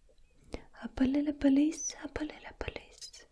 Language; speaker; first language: French; non-native, learner; Russian